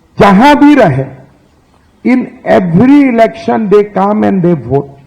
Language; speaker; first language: Hindi; non-native, local second language; Assamese